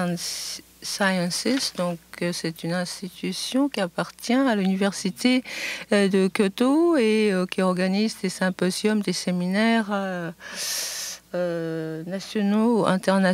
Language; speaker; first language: French; non-native, fluent; Japanese